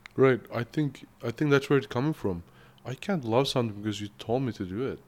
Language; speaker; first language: English; non-native, fluent; Turkish